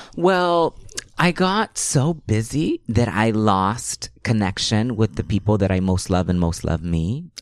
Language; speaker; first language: English; early bilingual, other home language; Spanish